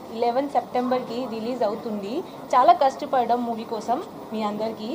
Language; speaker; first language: Telugu; non-native, learner; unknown